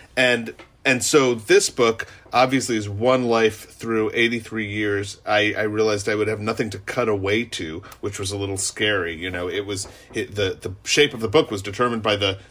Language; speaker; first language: English; native; English